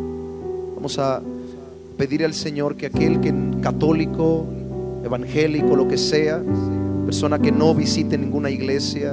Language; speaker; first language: Spanish; native; Spanish